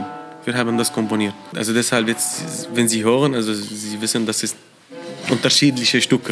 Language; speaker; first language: German; non-native, learner; Arabic